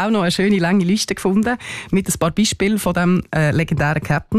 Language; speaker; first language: German; native; German